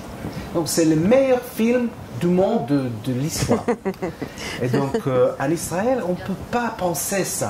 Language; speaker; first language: French; non-native, fluent; Hebrew